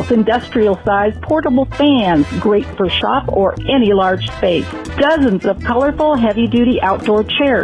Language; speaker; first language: English; native; English